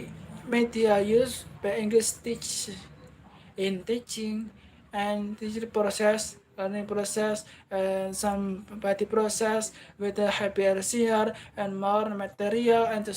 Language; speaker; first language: English; non-native, learner; Indonesian